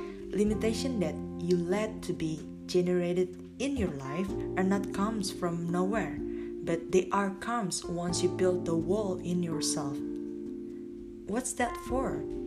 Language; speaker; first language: English; non-native, learner; Indonesian